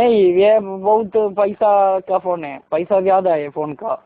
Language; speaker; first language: Hindi; non-native, learner; Malayalam